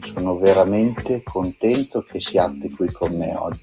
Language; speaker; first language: Italian; native; Italian